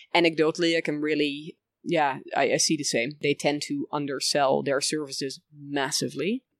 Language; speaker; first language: English; early bilingual, other home language; Dutch